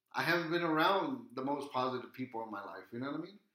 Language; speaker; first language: English; native; English